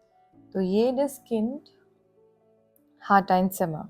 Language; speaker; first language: German; non-native, fluent; Gujarati